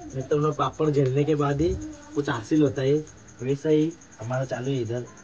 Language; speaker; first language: Hindi; non-native, local second language; Marathi